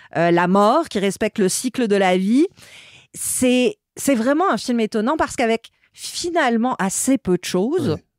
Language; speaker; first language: French; native; French